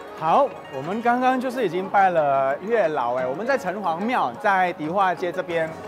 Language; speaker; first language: Chinese; native; Chinese